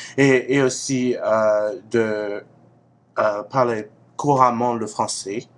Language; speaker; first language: French; non-native, fluent; English